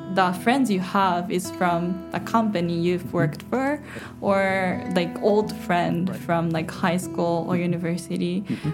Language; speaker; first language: English; non-native, fluent; Japanese